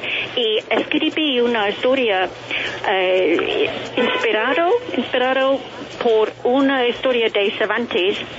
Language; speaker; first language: Spanish; non-native, learner; English